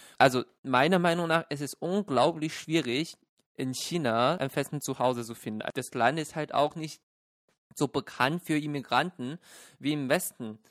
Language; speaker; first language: German; non-native, fluent; Chinese